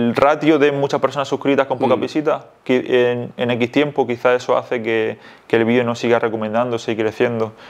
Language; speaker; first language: Spanish; native; Spanish